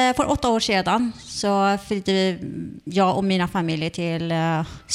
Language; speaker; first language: Swedish; non-native, fluent; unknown